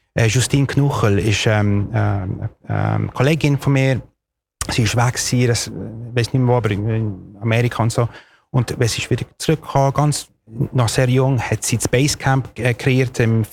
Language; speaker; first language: German; non-native, local second language; Italian